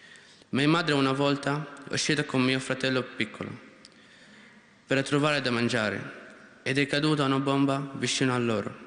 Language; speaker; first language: Italian; non-native, learner; Arabic